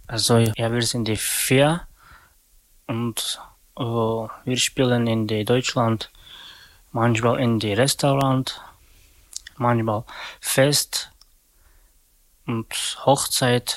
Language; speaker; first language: German; non-native, learner; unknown